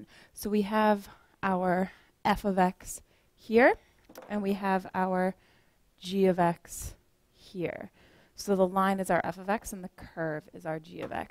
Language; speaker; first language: English; native; English